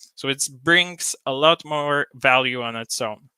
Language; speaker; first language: English; non-native, fluent; Polish